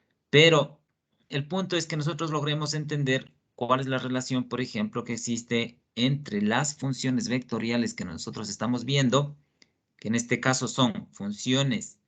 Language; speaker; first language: Spanish; native; Spanish